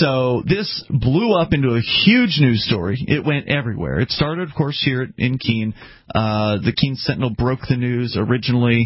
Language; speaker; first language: English; native; English